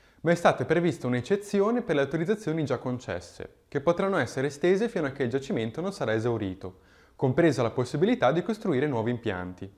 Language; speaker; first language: Italian; native; Italian